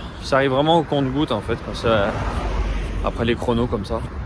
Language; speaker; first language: French; native; French